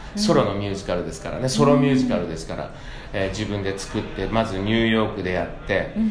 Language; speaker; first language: Japanese; native; Japanese